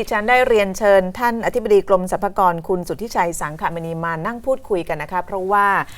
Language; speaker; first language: Thai; native; Thai